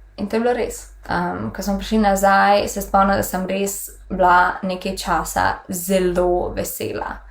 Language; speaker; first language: Slovenian; native; Slovenian